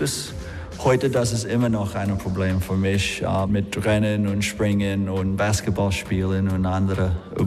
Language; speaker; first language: German; non-native, learner; English